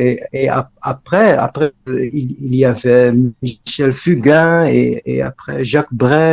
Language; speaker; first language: French; non-native, fluent; Dutch